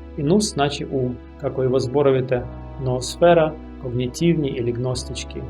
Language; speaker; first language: Macedonian; non-native, learner; Russian